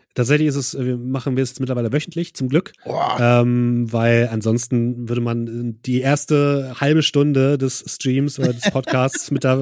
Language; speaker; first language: German; native; German